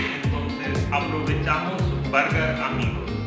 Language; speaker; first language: Spanish; non-native, fluent; Hindi